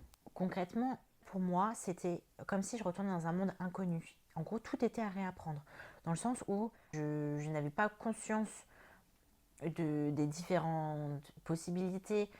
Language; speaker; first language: French; native; French